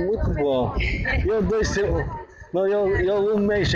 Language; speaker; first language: Portuguese; non-native, learner; Bulgarian